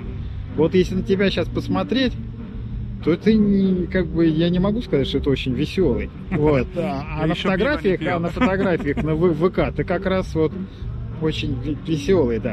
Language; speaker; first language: Russian; native; Russian